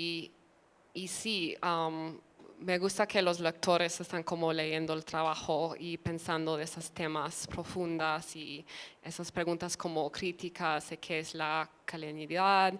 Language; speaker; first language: Spanish; early bilingual, other home language; English